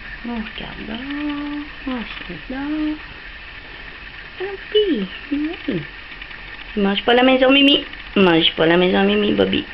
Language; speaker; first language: French; native; French